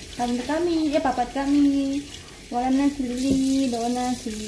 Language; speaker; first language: Filipino; non-native, learner; Indonesian